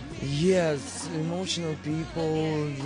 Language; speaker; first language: English; non-native, learner; Russian